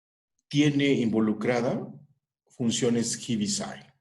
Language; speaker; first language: Spanish; native; Spanish